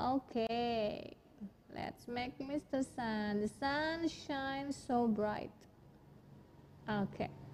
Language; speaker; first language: English; non-native, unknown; Indonesian